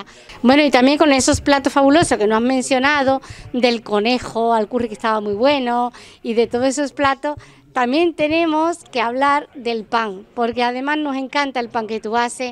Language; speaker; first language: Spanish; native; Spanish